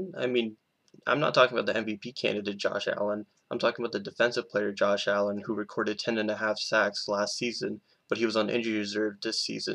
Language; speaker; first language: English; native; English